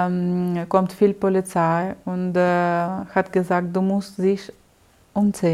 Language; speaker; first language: German; non-native, learner; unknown